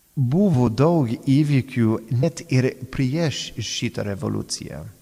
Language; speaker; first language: Lithuanian; non-native, fluent; English